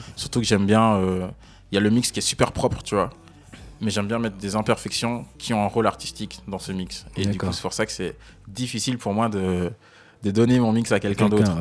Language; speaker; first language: French; native; French